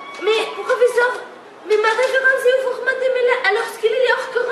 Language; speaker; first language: French; non-native, learner; Spanish